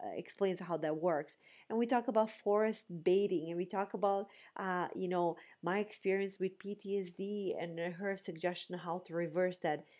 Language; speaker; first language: English; non-native, fluent; Bosnian